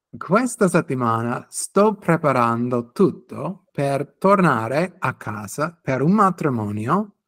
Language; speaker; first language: Italian; non-native, fluent; English